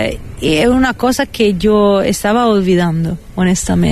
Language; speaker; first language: Spanish; non-native, fluent; Italian